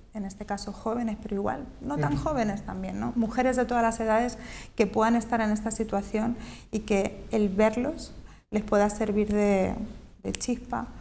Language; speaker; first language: Spanish; native; Spanish